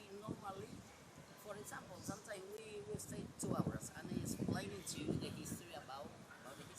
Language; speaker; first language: English; non-native, learner; Spanish